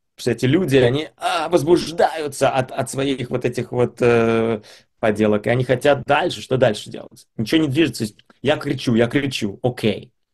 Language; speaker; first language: Russian; early bilingual, heritage; Russian